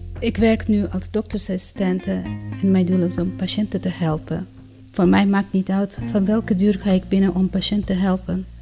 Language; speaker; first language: Dutch; non-native, fluent; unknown